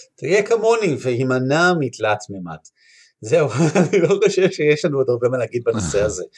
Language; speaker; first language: Hebrew; native; Hebrew